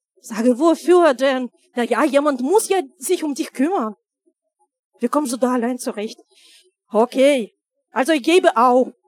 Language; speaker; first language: German; non-native, fluent; Russian